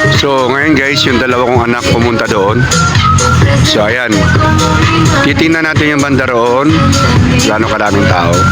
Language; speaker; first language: Filipino; non-native, local second language; Cebuano